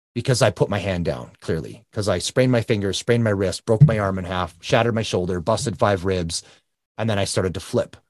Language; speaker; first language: English; native; English